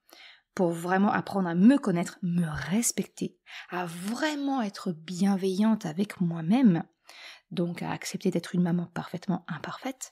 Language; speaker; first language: French; native; French